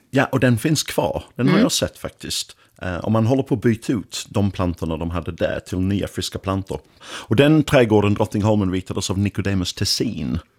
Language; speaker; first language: Swedish; non-native, fluent; English